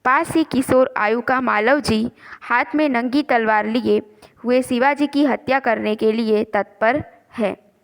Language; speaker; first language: Hindi; non-native, local second language; Gujarati